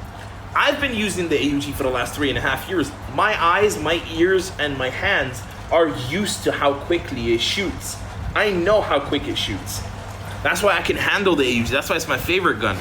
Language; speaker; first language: English; native; English